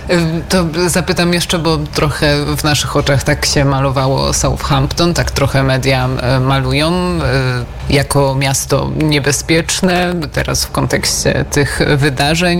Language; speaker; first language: Polish; native; Polish